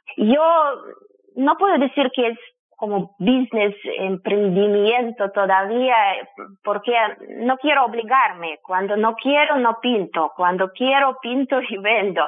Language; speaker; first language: Spanish; non-native, fluent; Russian